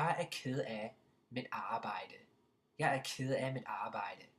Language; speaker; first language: Danish; non-native, fluent; English